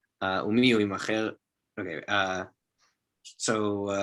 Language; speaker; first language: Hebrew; non-native, fluent; English